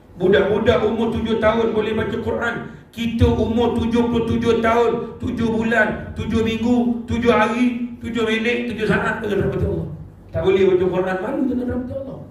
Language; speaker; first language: Malay; non-native, local second language; Tamil